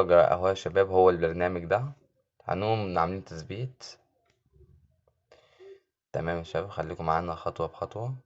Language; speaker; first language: Arabic; native; Arabic